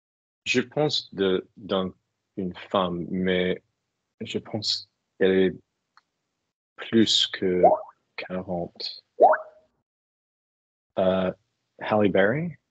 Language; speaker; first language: French; non-native, learner; English